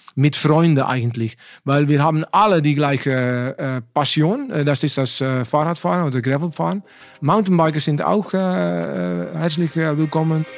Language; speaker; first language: German; non-native, learner; Dutch